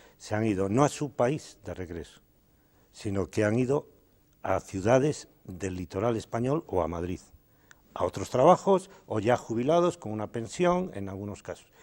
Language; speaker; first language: Spanish; native; Spanish